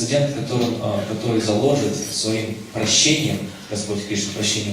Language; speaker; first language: Russian; native; Russian